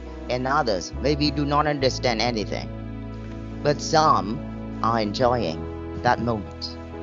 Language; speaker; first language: English; non-native, fluent; Vietnamese